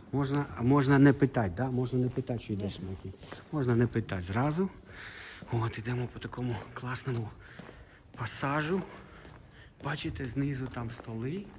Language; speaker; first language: Ukrainian; native; Ukrainian